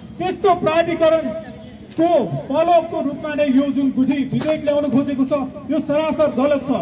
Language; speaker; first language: Nepali; non-native, local second language; Newari